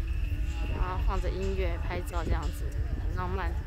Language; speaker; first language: Chinese; native; Chinese